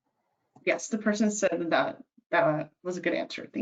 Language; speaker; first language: English; native; English